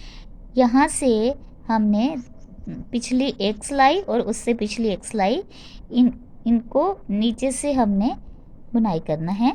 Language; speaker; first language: Hindi; non-native, local second language; Punjabi